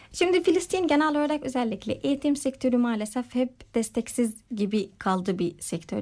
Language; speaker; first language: Turkish; non-native, fluent; Arabic